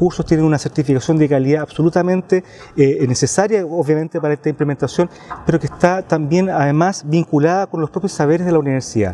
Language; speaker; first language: Spanish; native; Spanish